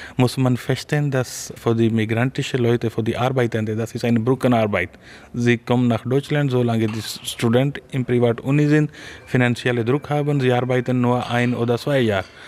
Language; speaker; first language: German; non-native, fluent; Urdu